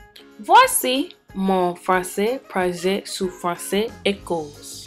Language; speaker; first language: French; non-native, learner; English